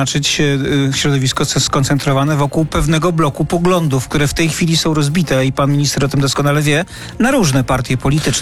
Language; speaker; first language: Polish; native; Polish